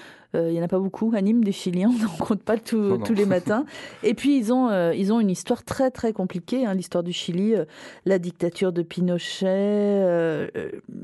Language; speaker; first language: French; native; French